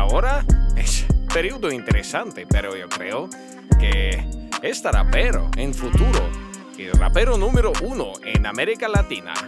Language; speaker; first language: Spanish; non-native, learner; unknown